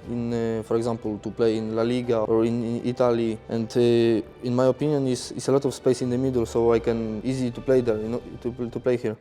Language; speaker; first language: English; non-native, fluent; Polish